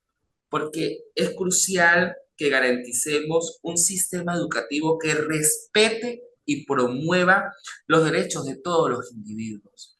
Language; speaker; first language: Spanish; native; Spanish